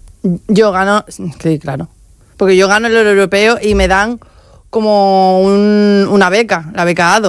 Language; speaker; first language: Spanish; native; Spanish